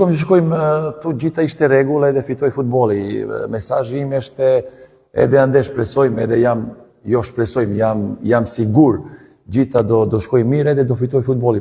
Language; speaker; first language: Albanian; non-native, learner; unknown